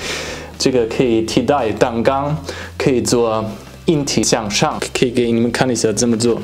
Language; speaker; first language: Chinese; non-native, fluent; German